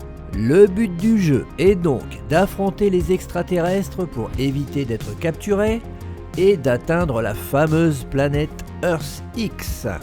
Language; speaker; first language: French; native; French